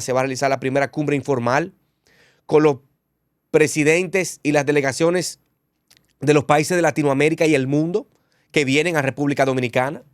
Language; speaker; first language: Spanish; native; Spanish